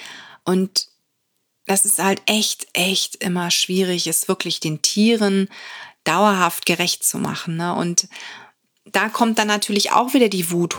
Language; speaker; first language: German; native; German